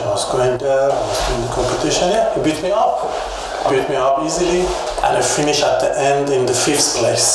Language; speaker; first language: English; non-native, fluent; Persian